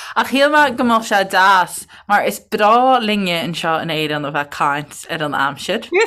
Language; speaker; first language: Irish; native; Irish